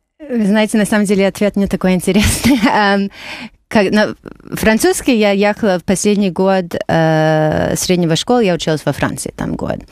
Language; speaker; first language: Russian; early bilingual, heritage; English